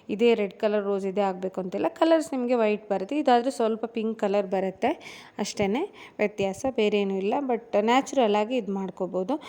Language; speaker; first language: Kannada; non-native, local second language; Tulu